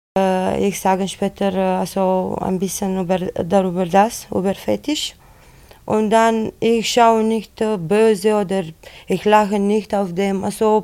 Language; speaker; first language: German; non-native, learner; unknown